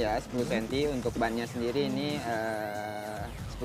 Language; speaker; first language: Indonesian; native; Indonesian